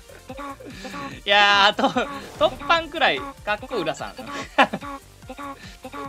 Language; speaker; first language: Japanese; native; Japanese